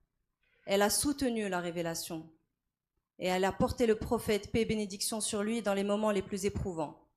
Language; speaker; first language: French; non-native, local second language; Arabic